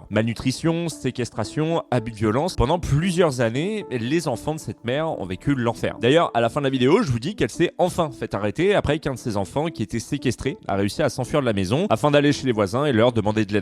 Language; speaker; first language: French; native; French